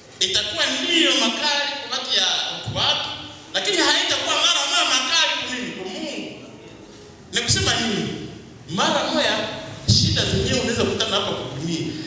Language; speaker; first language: Swahili; non-native, local second language; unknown